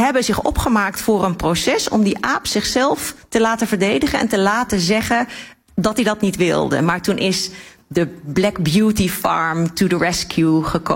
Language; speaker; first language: Dutch; native; Dutch